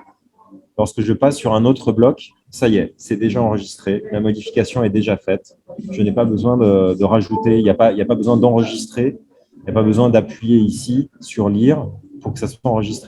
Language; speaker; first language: French; native; French